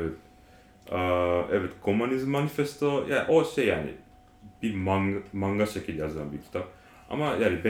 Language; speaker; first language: Turkish; non-native, learner; Japanese